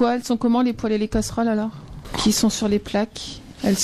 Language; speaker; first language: French; native; French